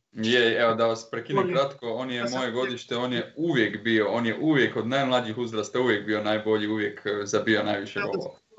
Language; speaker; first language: Croatian; native; Croatian